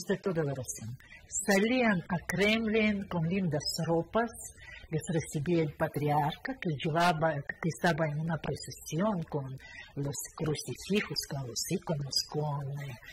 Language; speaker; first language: Spanish; non-native, fluent; Russian